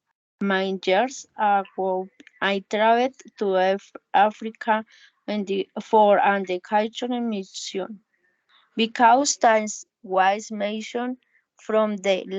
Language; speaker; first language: English; non-native, learner; Spanish